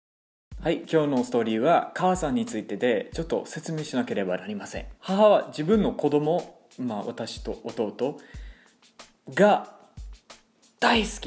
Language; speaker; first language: Japanese; non-native, fluent; English